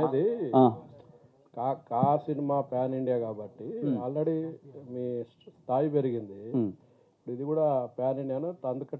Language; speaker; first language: Telugu; native; Telugu